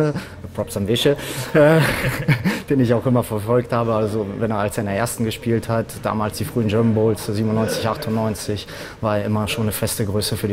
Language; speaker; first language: German; native; German